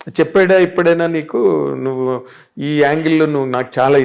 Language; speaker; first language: Telugu; native; Telugu